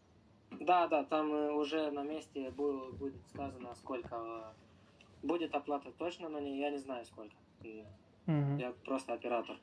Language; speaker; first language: Russian; non-native, local second language; Romanian